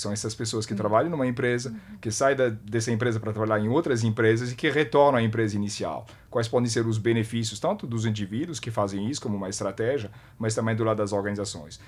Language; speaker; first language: Portuguese; non-native, fluent; French